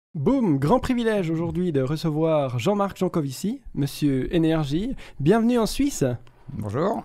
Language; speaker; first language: French; native; French